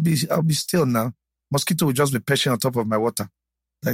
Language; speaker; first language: English; non-native, local second language; Yoruba